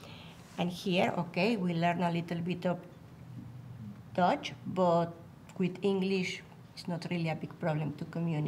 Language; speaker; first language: English; non-native, learner; Spanish